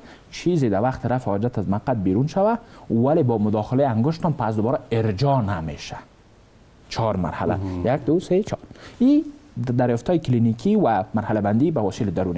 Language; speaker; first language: Persian; native; Persian